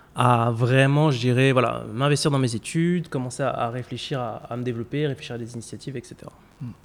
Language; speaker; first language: French; native; French